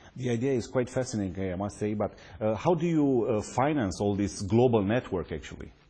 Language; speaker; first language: English; non-native, fluent; Romanian